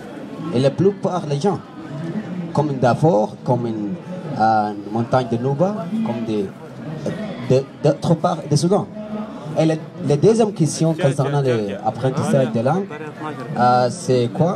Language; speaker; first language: French; non-native, fluent; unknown